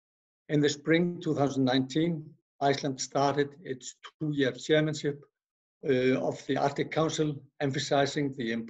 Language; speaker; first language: English; non-native, fluent; Icelandic